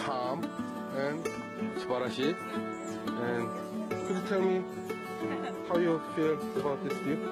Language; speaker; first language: English; non-native, learner; Korean